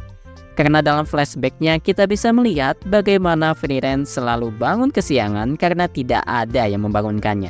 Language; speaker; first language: Indonesian; native; Indonesian